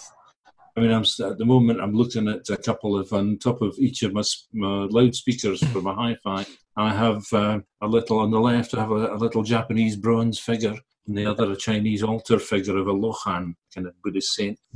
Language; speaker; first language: English; early bilingual, other home language; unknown